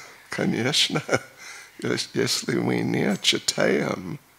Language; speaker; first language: Russian; non-native, learner; English